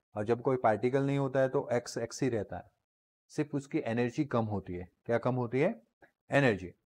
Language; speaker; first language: Hindi; non-native, local second language; Gujarati